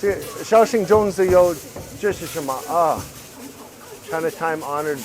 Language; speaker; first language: Chinese; non-native, learner; English